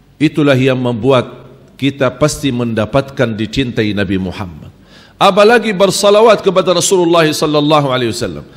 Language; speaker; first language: Malay; non-native, fluent; Arabic